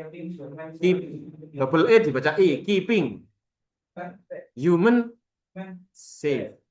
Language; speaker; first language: English; non-native, learner; Indonesian